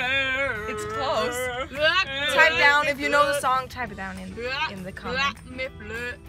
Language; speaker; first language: English; non-native, fluent; Danish